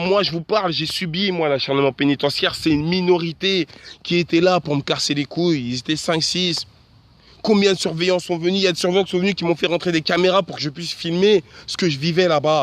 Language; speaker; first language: French; native; French